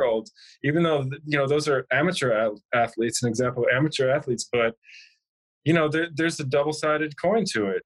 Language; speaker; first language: English; native; English